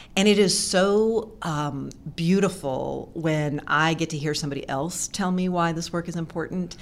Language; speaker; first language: English; native; English